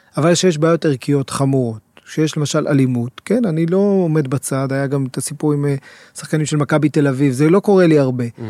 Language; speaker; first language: Hebrew; native; Hebrew